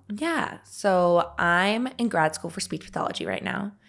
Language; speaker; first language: English; native; English